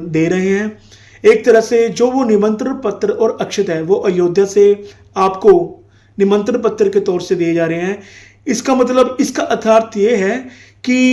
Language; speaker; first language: Hindi; non-native, local second language; Punjabi